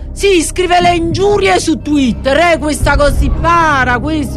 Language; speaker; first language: Italian; native; Italian